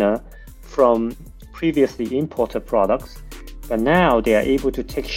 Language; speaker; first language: English; non-native, local second language; Cantonese